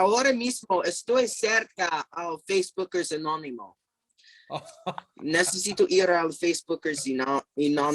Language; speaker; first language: Spanish; non-native, fluent; English